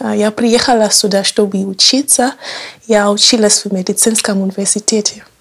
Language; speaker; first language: Russian; non-native, learner; English